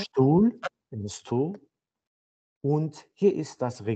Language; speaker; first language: German; non-native, learner; Azerbaijani